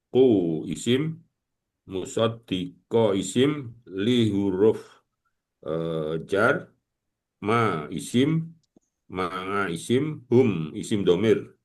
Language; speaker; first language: Arabic; non-native, learner; Indonesian